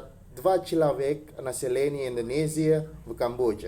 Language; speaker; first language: Russian; non-native, learner; Indonesian